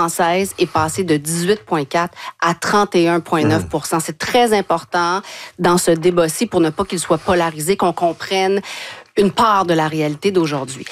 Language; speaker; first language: French; native; French